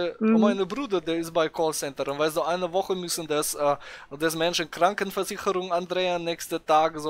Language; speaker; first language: German; native; German